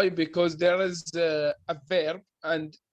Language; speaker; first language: English; non-native, learner; Arabic